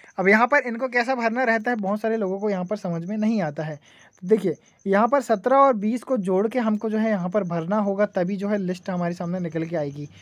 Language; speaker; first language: Hindi; native; Hindi